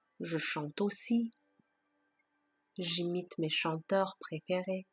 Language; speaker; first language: French; non-native, fluent; Persian